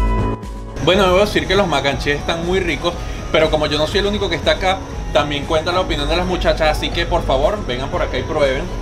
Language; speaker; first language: Spanish; native; Spanish